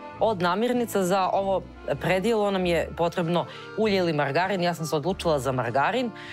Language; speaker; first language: Serbian; native; Serbian